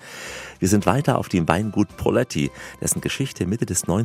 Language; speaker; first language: German; native; German